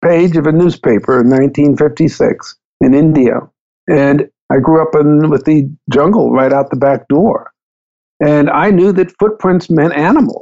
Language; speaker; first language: English; native; English